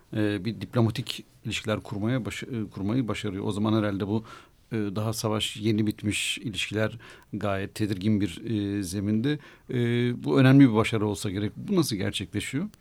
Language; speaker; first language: Turkish; native; Turkish